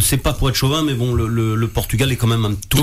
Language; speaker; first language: French; native; French